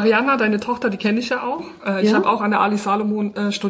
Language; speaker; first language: German; native; German